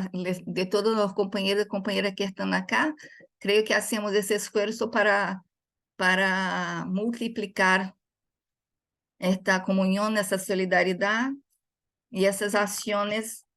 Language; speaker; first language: Spanish; non-native, fluent; Portuguese